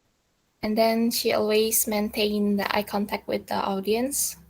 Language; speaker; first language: English; non-native, learner; Indonesian